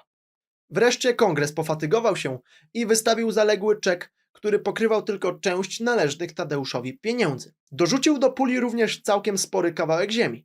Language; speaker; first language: Polish; native; Polish